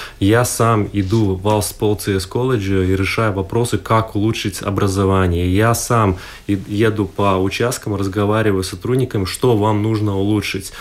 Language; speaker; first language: Russian; non-native, local second language; Latvian